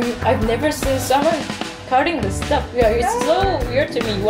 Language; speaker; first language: English; non-native, learner; Korean